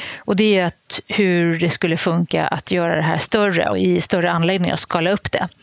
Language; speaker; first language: Swedish; native; Swedish